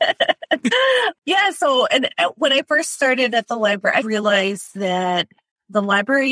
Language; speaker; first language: English; native; English